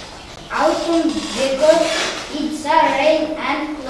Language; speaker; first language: English; non-native, learner; Kazakh